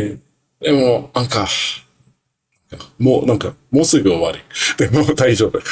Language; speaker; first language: Japanese; non-native, learner; English